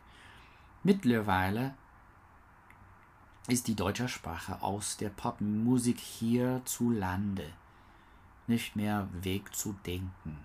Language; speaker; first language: German; non-native, learner; English